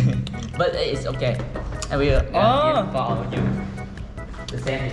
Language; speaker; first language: English; non-native, learner; Vietnamese